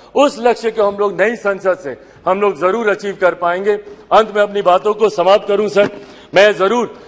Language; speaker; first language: Hindi; native; Hindi